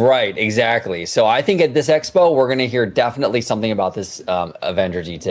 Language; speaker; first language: English; native; English